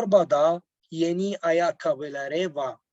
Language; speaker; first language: Turkish; non-native, learner; Arabic